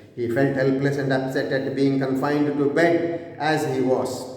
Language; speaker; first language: English; non-native, local second language; Kannada